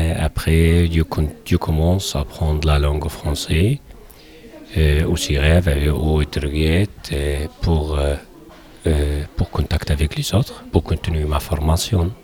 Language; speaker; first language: French; non-native, learner; Arabic